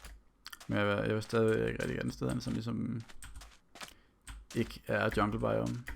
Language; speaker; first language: Danish; native; Danish